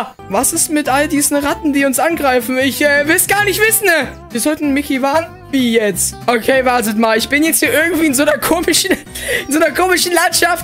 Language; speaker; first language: German; native; German